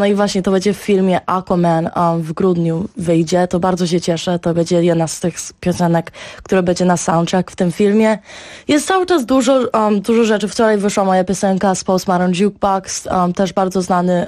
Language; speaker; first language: Polish; early bilingual, heritage; Polish